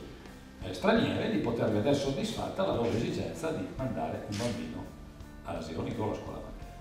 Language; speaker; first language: Italian; native; Italian